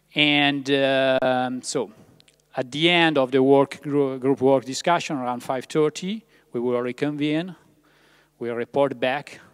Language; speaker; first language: English; non-native, fluent; Italian